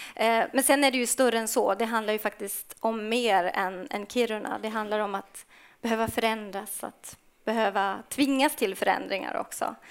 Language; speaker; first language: Swedish; native; Swedish